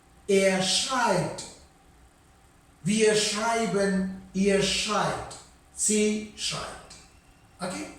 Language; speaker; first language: German; non-native, fluent; Sinhala